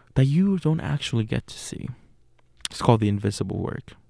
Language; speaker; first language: English; non-native, fluent; Spanish